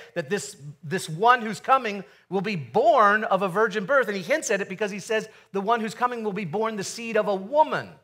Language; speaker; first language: English; native; English